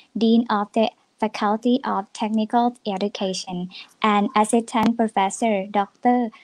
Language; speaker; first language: English; non-native, fluent; Thai